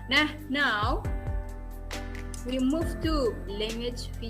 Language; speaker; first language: English; non-native, learner; Indonesian